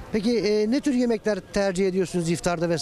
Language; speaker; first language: Turkish; native; Turkish